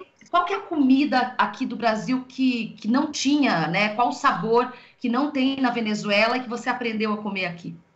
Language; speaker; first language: Portuguese; native; Portuguese